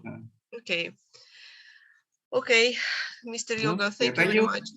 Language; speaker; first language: English; non-native, learner; Russian